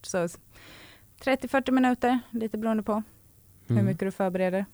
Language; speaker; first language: Swedish; native; Swedish